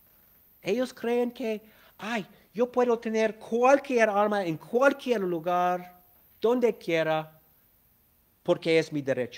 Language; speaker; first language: Spanish; non-native, fluent; English